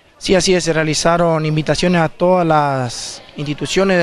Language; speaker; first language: Spanish; native; Spanish